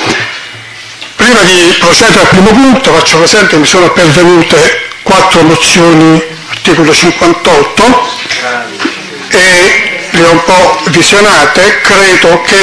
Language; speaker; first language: Italian; native; Italian